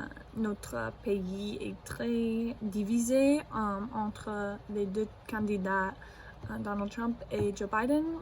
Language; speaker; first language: French; non-native, learner; English